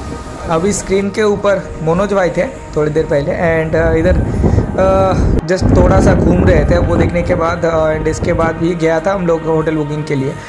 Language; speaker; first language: Hindi; non-native, local second language; Bangla